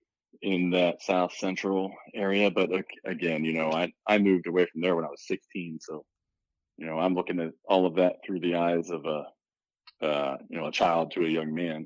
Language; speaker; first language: English; native; English